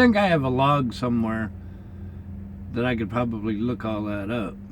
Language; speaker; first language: English; native; English